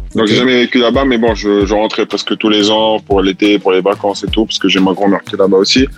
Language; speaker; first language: French; early bilingual, heritage; Italian